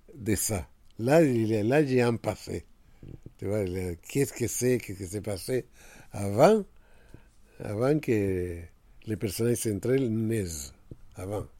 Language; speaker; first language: French; non-native, fluent; Spanish